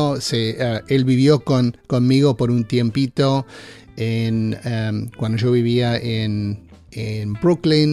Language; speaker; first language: Spanish; native; Spanish